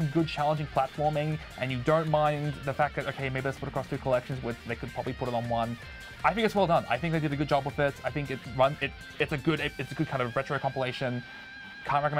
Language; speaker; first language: English; native; English